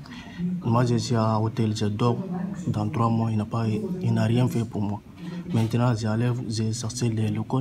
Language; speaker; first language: French; non-native, learner; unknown